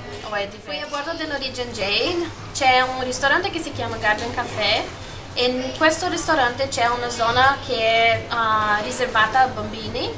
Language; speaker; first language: Italian; non-native, learner; Spanish